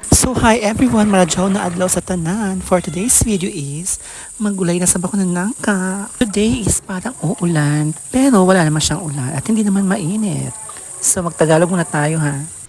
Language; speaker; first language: Filipino; native; Filipino